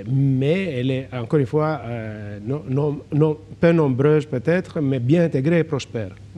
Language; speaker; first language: French; non-native, fluent; Greek